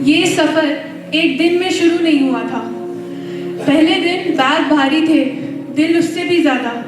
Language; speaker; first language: Hindi; native; Hindi